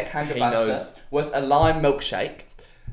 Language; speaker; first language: English; native; English